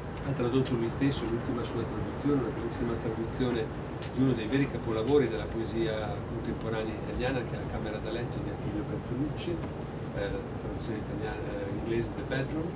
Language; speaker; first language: Italian; native; Italian